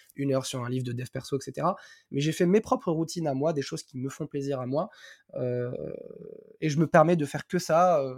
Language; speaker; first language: French; non-native, local second language; Arabic